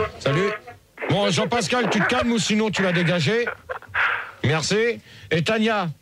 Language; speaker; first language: French; native; French